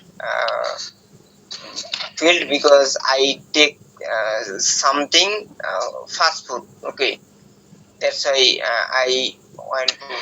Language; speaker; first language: English; non-native, learner; Bangla